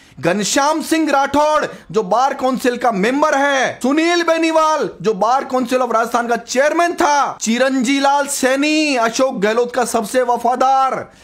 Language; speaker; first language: Hindi; native; Hindi